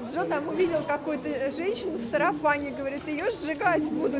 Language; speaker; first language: Russian; native; Russian